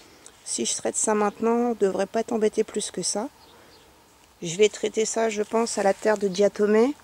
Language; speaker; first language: French; native; French